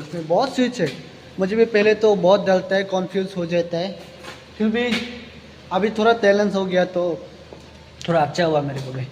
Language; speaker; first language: Hindi; non-native, local second language; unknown